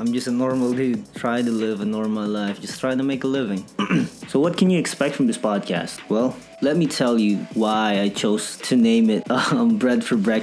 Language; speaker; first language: English; non-native, local second language; Filipino